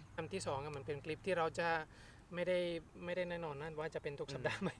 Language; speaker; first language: Thai; non-native, fluent; Spanish